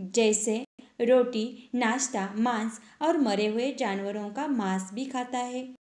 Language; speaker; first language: Hindi; non-native, local second language; Marathi